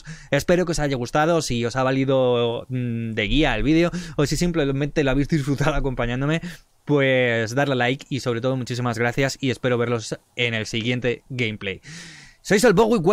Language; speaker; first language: Spanish; native; Spanish